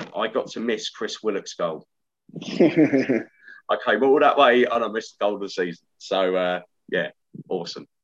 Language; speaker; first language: English; native; English